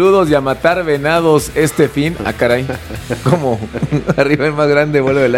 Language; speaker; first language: Spanish; native; Spanish